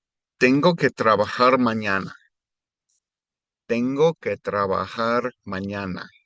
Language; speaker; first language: Spanish; non-native, fluent; English